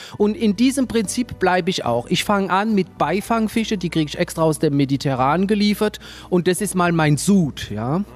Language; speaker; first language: German; non-native, local second language; French